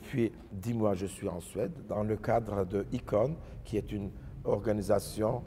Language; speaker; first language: English; non-native, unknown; Turkish